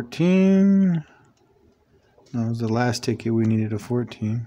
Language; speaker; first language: English; native; English